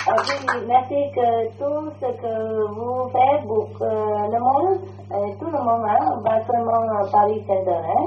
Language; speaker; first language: French; non-native, learner; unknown